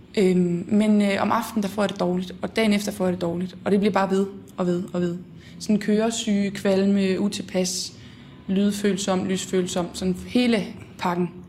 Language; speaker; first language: Danish; native; Danish